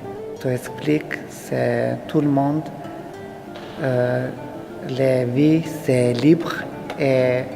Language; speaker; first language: French; non-native, learner; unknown